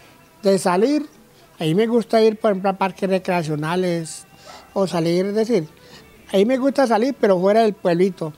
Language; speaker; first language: Spanish; native; Spanish